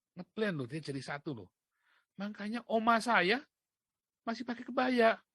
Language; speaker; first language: Indonesian; native; Indonesian